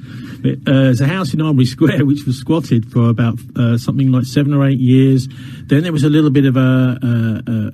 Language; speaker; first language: English; native; English